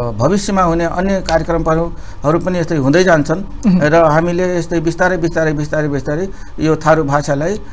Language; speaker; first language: Nepali; non-native, local second language; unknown